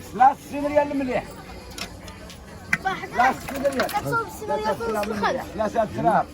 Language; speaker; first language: Arabic; native; Arabic